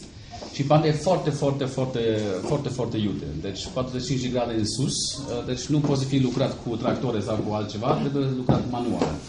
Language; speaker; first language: Romanian; non-native, fluent; German